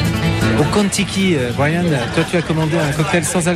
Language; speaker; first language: French; native; French